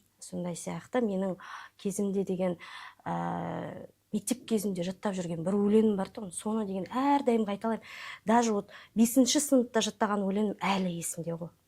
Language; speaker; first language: Kazakh; non-native, local second language; Russian